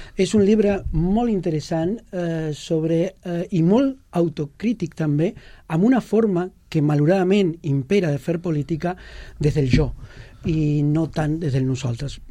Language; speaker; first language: Catalan; non-native, local second language; Spanish